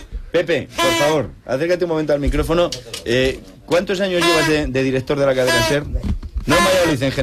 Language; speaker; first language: Spanish; native; Spanish